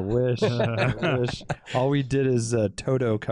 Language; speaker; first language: English; native; English